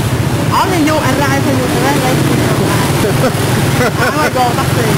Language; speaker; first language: English; non-native, learner; Vietnamese